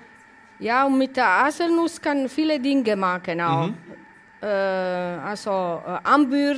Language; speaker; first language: German; non-native, learner; Italian